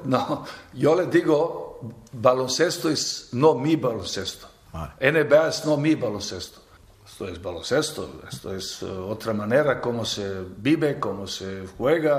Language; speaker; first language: Spanish; non-native, fluent; Serbian